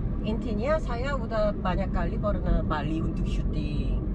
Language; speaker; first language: Indonesian; non-native, learner; Korean